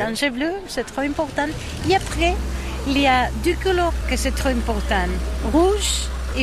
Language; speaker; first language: French; non-native, learner; Catalan